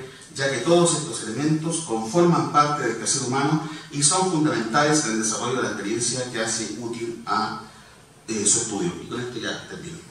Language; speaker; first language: Spanish; native; Spanish